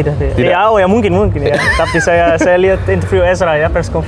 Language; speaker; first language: Indonesian; non-native, learner; Dutch